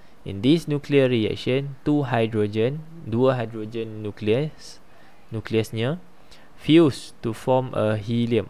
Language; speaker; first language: English; non-native, local second language; Malay